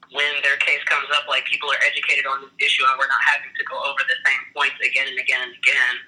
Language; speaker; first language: English; native; English